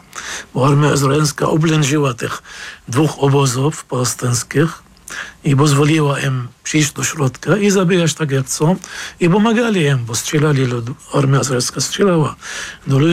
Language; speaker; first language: Polish; non-native, fluent; Arabic